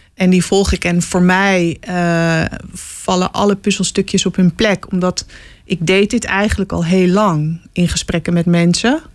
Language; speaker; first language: Dutch; native; Dutch